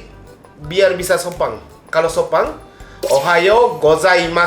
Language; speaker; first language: Indonesian; non-native, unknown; Japanese